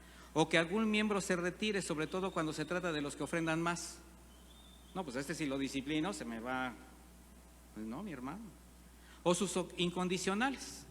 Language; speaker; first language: Spanish; native; Spanish